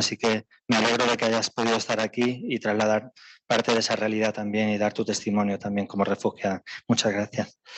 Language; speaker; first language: Spanish; native; Spanish